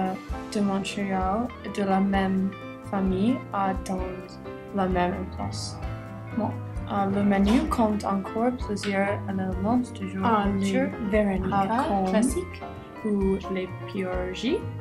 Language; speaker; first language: French; non-native, learner; English